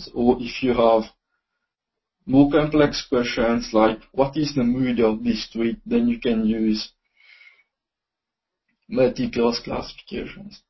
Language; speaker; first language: English; non-native, local second language; Morisyen